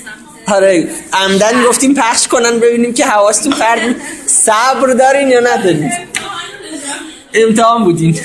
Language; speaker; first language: Persian; native; Persian